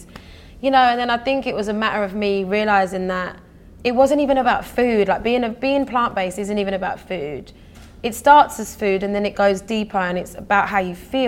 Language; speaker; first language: English; native; English